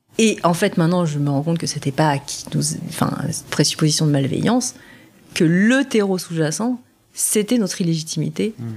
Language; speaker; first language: French; native; French